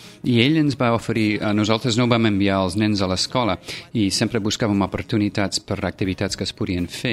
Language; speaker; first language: Catalan; non-native, fluent; English